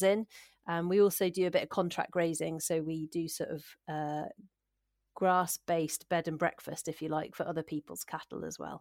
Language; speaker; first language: English; native; English